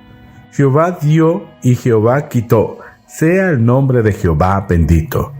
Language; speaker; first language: Spanish; native; Spanish